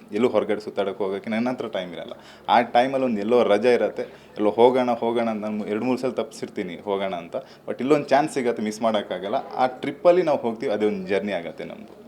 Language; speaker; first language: Kannada; non-native, local second language; Tulu